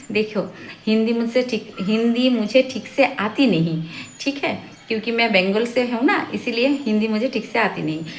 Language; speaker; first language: Hindi; non-native, local second language; Bangla